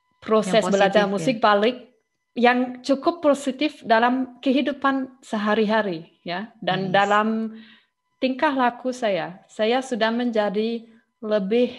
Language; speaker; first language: Indonesian; non-native, fluent; German